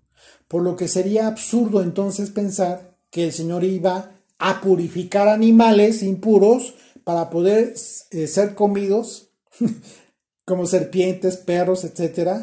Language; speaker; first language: Spanish; native; Spanish